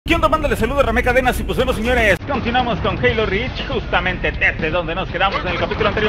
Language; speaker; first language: Spanish; native; Spanish